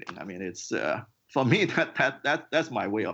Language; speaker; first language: English; non-native, local second language; Cantonese